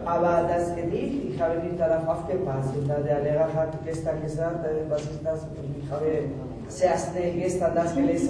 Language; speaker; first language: German; non-native, learner; Spanish